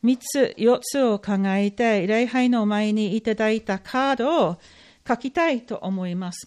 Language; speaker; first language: Japanese; non-native, fluent; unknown